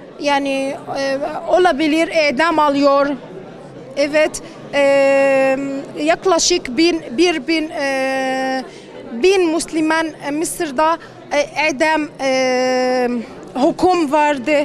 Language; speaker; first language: Turkish; non-native, learner; Arabic